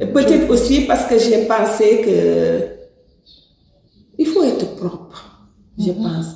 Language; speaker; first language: French; non-native, local second language; Wolof